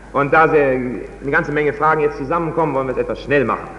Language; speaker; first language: German; native; German